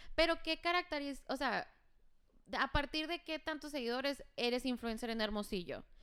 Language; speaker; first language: Spanish; early bilingual, heritage; Spanish